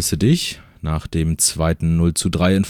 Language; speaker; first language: German; native; German